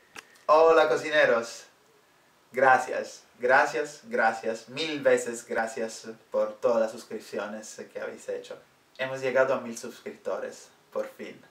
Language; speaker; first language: Spanish; non-native, fluent; Italian